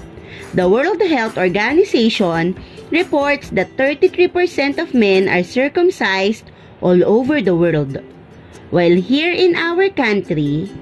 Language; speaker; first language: English; non-native, local second language; Filipino